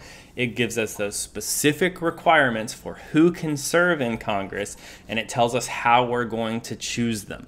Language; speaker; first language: English; native; English